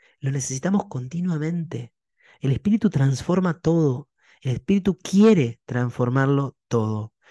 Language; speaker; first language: Spanish; native; Spanish